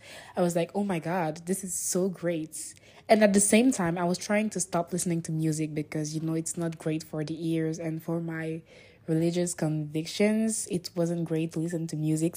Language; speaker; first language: English; non-native, fluent; French